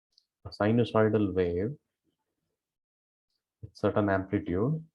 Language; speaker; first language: English; non-native, local second language; Kannada